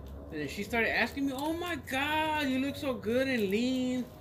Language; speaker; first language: English; early bilingual, other home language; Spanish